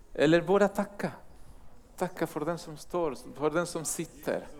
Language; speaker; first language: Swedish; non-native, fluent; Spanish